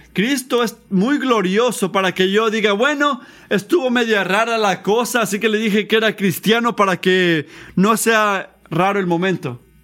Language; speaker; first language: Spanish; non-native, fluent; English